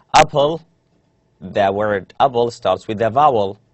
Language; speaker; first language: English; non-native, fluent; Arabic